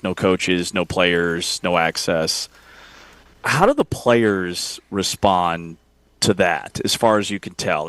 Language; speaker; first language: English; native; English